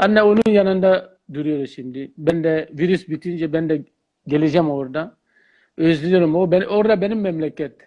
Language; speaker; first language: Turkish; non-native, learner; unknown